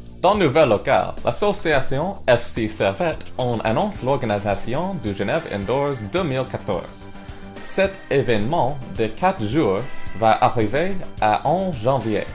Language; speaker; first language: French; non-native, learner; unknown